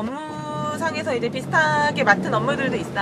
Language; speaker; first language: Korean; native; Korean